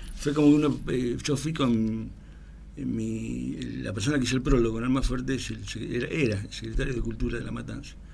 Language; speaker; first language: Spanish; native; Spanish